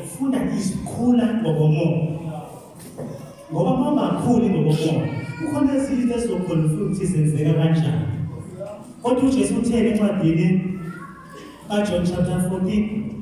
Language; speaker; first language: Zulu; non-native, local second language; Xhosa